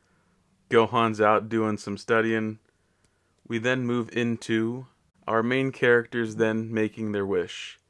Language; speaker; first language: English; native; English